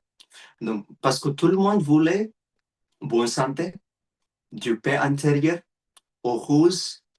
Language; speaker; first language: French; non-native, learner; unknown